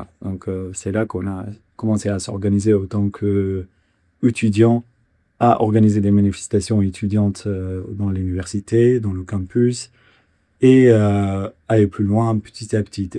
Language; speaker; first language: French; non-native, fluent; Kurdish